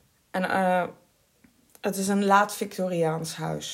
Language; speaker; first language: Dutch; native; Dutch